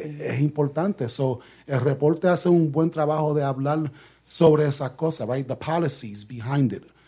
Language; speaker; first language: Spanish; early bilingual, heritage; Spanish